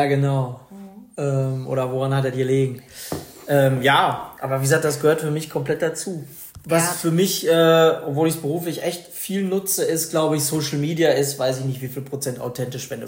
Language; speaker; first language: German; native; German